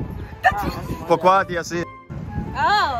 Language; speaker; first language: French; non-native, learner; Danish